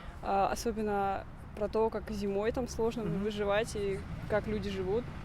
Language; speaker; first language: Russian; native; Russian